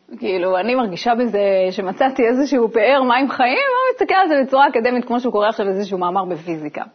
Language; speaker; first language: Hebrew; native; Hebrew